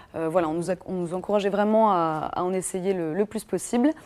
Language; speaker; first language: French; native; French